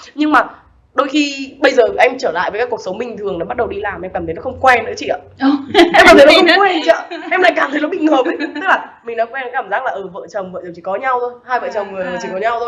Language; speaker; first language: Vietnamese; native; Vietnamese